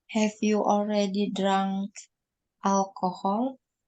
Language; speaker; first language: English; non-native, learner; Indonesian